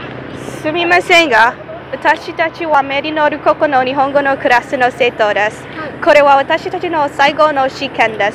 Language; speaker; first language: Japanese; non-native, learner; English